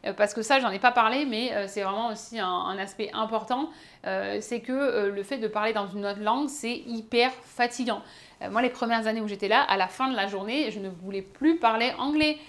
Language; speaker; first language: French; native; French